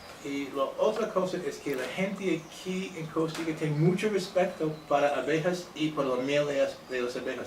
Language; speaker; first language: Spanish; non-native, fluent; English